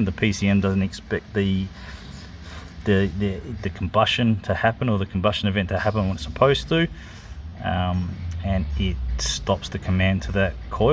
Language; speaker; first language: English; native; English